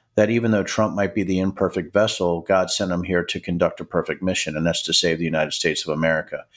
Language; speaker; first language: English; native; English